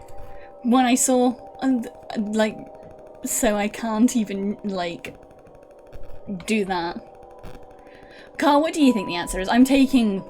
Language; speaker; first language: English; native; English